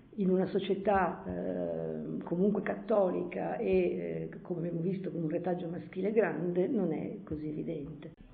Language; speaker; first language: Italian; native; Italian